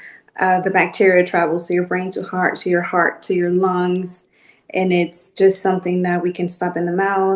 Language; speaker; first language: English; native; English